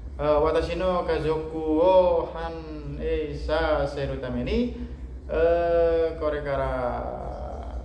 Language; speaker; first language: Japanese; non-native, learner; Indonesian